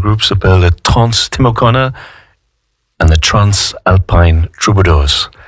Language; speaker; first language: French; non-native, fluent; English